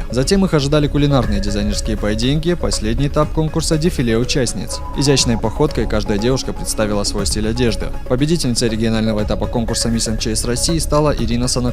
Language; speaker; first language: Russian; native; Russian